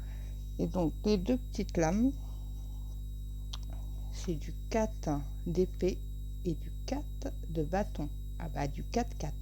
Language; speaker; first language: French; native; French